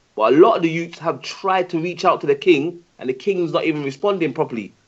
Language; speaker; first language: English; native; English